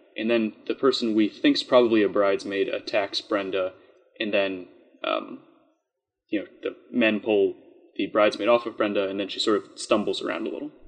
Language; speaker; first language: English; native; English